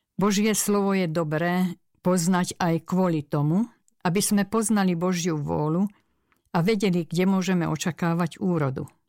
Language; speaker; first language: Slovak; early bilingual, other home language; Hungarian